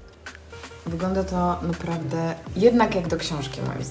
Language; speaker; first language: Polish; native; Polish